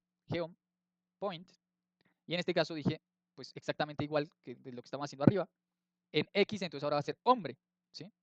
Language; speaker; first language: Spanish; native; Spanish